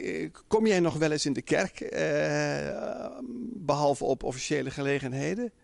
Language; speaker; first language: Dutch; native; Dutch